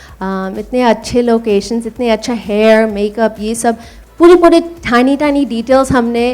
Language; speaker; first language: Hindi; non-native, learner; English